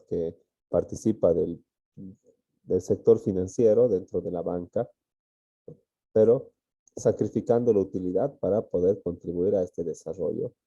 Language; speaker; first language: Spanish; native; Spanish